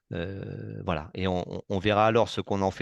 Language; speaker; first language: French; native; French